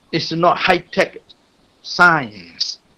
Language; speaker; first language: English; non-native, fluent; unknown